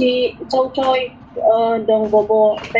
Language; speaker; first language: Cantonese; non-native, learner; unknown